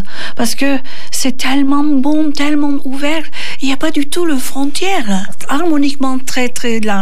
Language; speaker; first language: French; non-native, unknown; Turkish